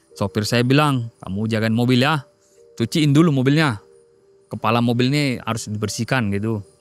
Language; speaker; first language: Indonesian; non-native, local second language; Batak Toba